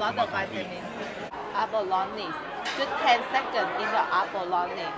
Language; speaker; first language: English; non-native, learner; Vietnamese